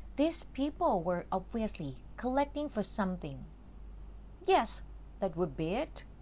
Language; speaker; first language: English; non-native, fluent; Thai